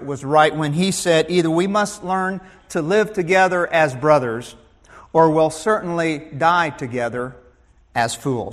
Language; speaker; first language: English; native; English